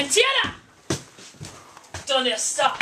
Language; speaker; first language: Spanish; non-native, learner; English